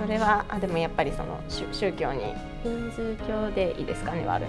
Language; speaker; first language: Japanese; native; Japanese